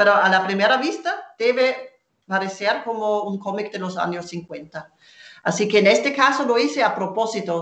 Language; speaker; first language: Spanish; non-native, fluent; German